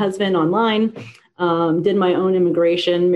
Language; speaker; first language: English; native; English